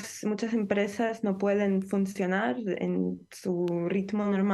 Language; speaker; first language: Spanish; non-native, fluent; Ukrainian